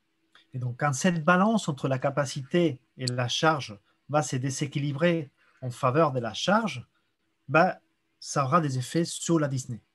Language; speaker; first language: French; native; French